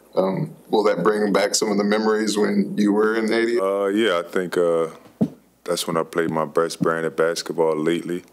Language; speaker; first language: English; native; English